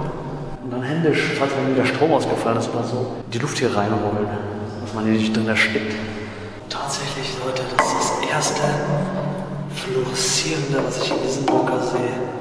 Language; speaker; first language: German; native; German